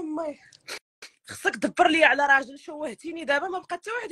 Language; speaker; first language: Arabic; native; Arabic